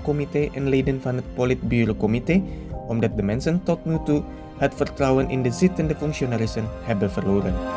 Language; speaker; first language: Dutch; non-native, fluent; Indonesian